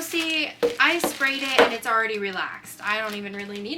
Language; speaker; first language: English; native; English